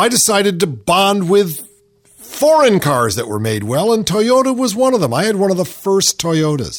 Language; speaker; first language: English; native; English